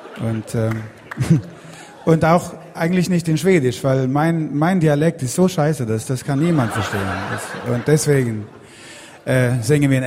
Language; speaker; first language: German; non-native, fluent; Swedish